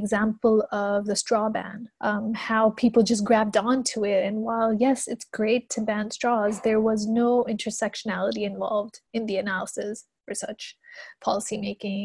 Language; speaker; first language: English; non-native, local second language; Urdu